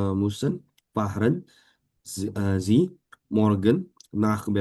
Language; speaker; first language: German; non-native, learner; Indonesian